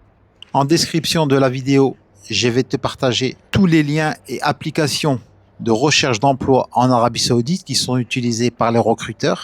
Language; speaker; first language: French; native; French